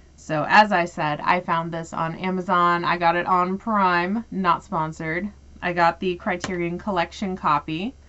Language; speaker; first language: English; native; English